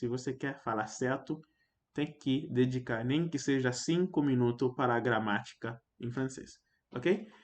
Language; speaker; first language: Portuguese; non-native, fluent; French